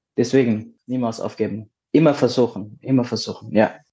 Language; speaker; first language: German; non-native, learner; Indonesian